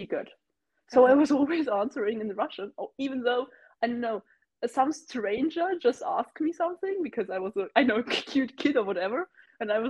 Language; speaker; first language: English; non-native, fluent; German